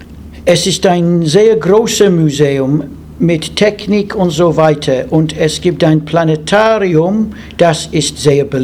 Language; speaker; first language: German; non-native, learner; English